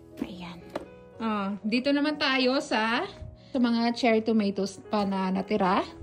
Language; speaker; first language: Filipino; non-native, local second language; Hiligaynon